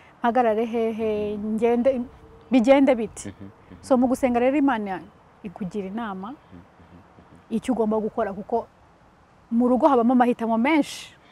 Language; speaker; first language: Kinyarwanda; early bilingual, heritage; Kinyarwanda